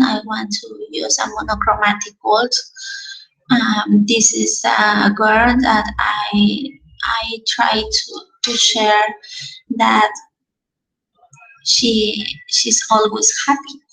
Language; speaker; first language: English; non-native, learner; Spanish